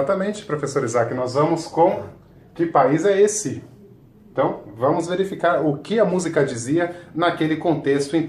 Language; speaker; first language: Portuguese; native; Portuguese